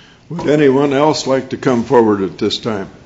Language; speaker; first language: English; native; English